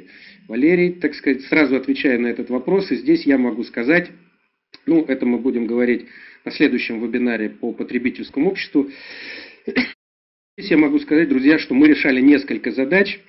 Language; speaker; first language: Russian; native; Russian